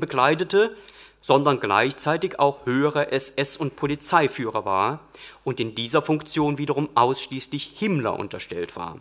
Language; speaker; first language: German; native; German